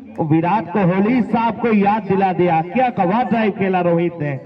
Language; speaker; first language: Hindi; non-native, local second language; Bangla